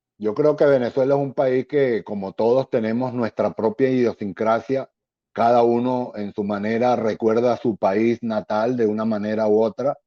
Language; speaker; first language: Spanish; native; Spanish